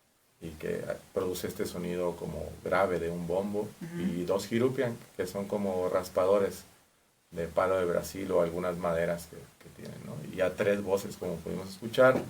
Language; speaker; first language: Spanish; native; Spanish